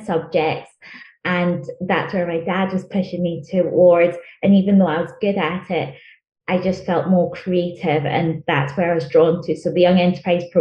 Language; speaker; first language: English; non-native, local second language; Nyanja